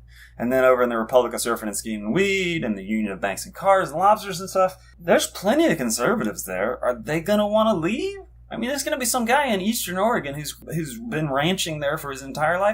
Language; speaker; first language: English; native; English